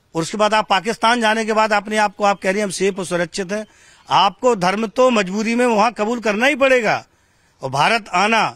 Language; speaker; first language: Hindi; native; Hindi